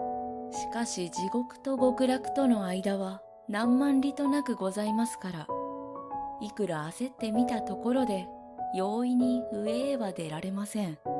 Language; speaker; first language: Japanese; native; Japanese